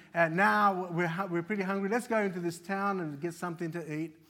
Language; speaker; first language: English; early bilingual, other home language; Arabic